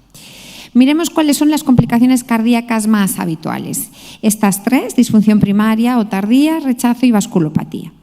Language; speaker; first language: Spanish; native; Spanish